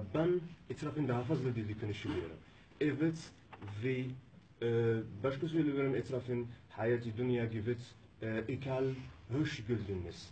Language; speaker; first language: Turkish; non-native, learner; Arabic